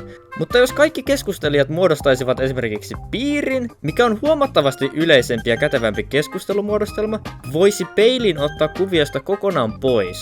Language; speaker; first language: Finnish; native; Finnish